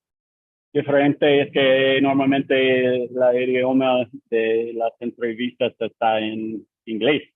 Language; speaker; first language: Spanish; non-native, learner; English